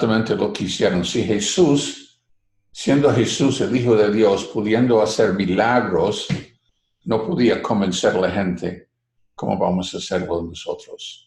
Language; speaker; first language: Spanish; non-native, fluent; English